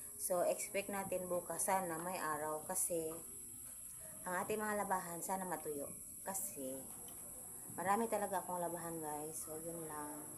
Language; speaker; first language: Filipino; non-native, local second language; Cebuano